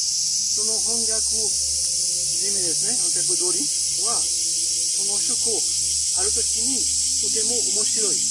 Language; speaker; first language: Japanese; non-native, fluent; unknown